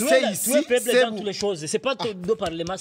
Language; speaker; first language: French; non-native, local second language; Rundi